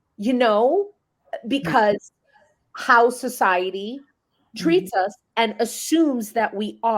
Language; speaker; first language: English; native; English